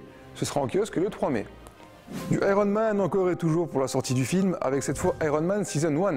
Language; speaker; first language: French; native; French